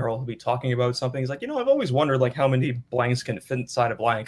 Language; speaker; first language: English; native; English